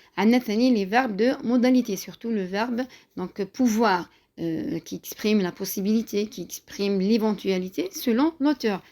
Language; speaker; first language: French; non-native, local second language; Arabic